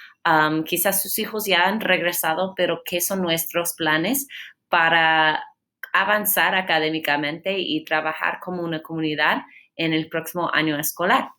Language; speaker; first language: Spanish; non-native, fluent; English